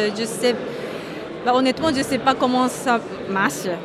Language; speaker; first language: French; non-native, fluent; Japanese